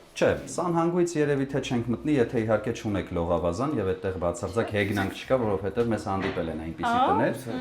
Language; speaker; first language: Armenian; native; Armenian